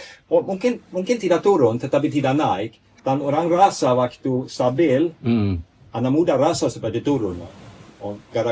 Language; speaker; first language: Indonesian; non-native, fluent; Swedish